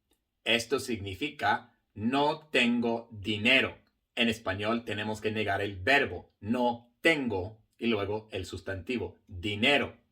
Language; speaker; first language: Spanish; non-native, fluent; English